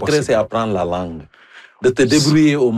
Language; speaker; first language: French; non-native, local second language; Wolof